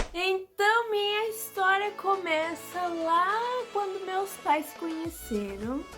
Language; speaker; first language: Portuguese; early bilingual, other home language; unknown